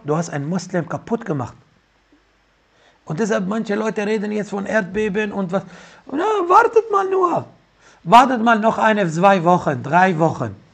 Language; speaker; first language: German; non-native, fluent; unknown